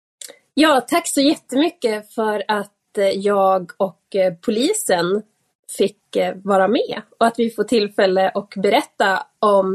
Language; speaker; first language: Swedish; native; Swedish